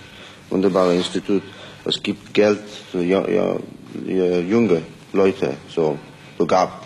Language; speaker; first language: German; non-native, learner; Hebrew